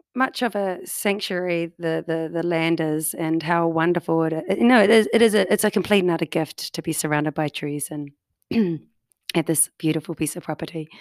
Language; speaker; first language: English; native; English